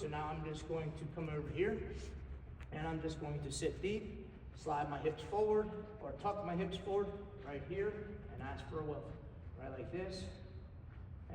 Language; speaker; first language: English; native; English